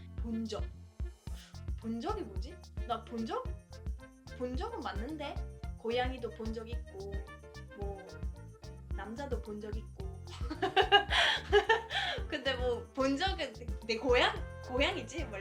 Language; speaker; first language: Korean; non-native, fluent; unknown